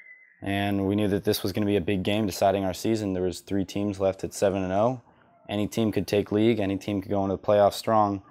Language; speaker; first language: English; native; English